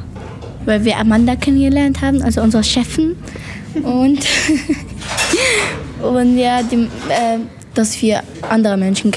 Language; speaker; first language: German; non-native, learner; Arabic